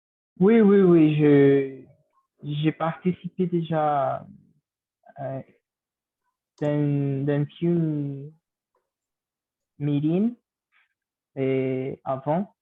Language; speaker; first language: French; non-native, learner; Spanish